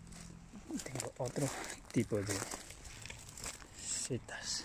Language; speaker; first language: Spanish; non-native, learner; Japanese